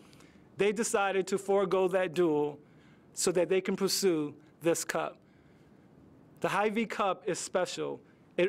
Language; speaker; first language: English; native; English